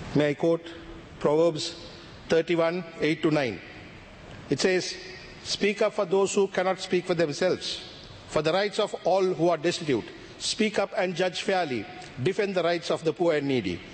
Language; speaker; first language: English; non-native, local second language; Sinhala